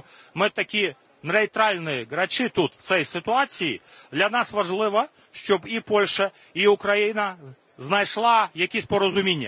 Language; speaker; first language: Ukrainian; non-native, fluent; Latvian